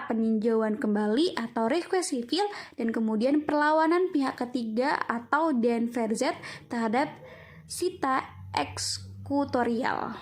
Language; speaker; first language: Indonesian; native; Indonesian